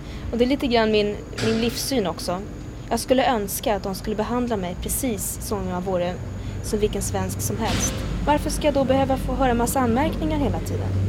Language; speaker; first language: Swedish; native; Swedish